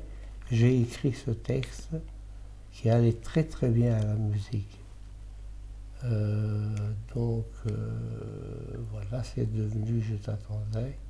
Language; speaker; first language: French; early bilingual, other home language; Italian